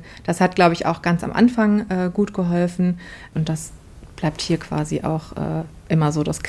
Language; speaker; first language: German; native; German